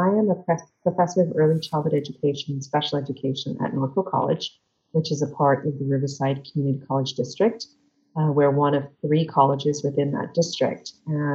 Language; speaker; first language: English; native; English